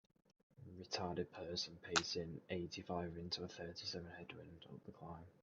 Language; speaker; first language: English; native; English